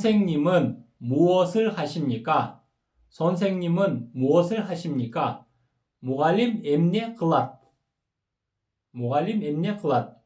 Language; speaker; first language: Korean; non-native, fluent; Kyrgyz